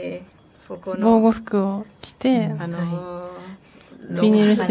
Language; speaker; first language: Japanese; native; Japanese